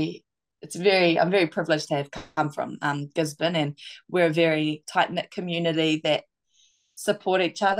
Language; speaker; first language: English; native; English